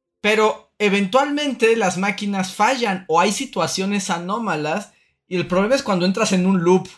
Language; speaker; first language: Spanish; native; Spanish